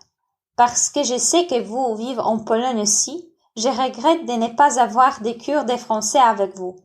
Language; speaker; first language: French; non-native, fluent; Polish